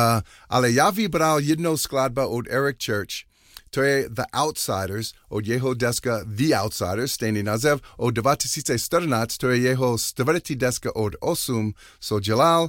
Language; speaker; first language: Czech; non-native, learner; English